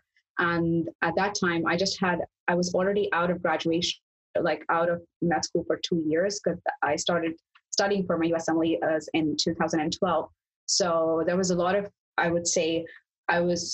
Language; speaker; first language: English; non-native, local second language; Urdu